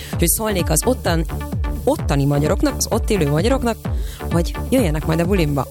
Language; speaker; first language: Hungarian; native; Hungarian